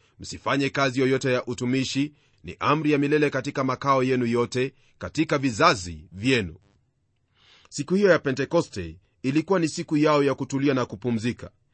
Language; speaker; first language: Swahili; non-native, local second language; Luyia